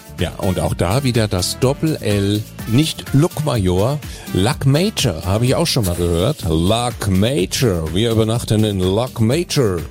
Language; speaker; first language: German; native; German